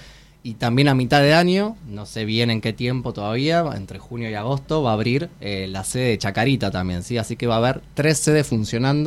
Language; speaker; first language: Spanish; native; Spanish